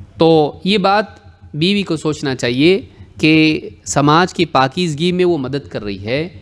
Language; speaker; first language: Urdu; native; Urdu